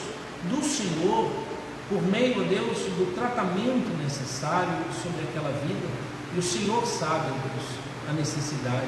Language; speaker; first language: Portuguese; native; Portuguese